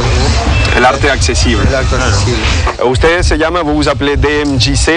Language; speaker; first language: French; native; French